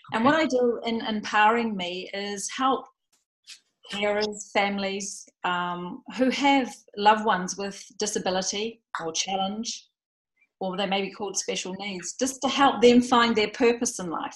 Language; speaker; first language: English; native; English